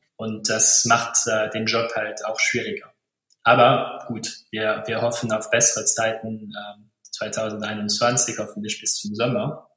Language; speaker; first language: German; non-native, local second language; Luxembourgish